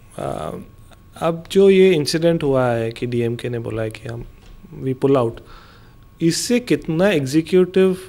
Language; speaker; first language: Hindi; non-native, local second language; Gujarati